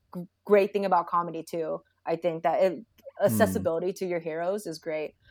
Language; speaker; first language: English; native; English